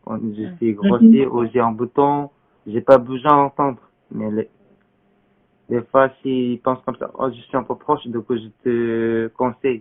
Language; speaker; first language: French; non-native, learner; Korean